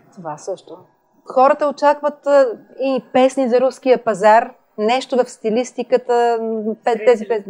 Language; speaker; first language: Bulgarian; native; Bulgarian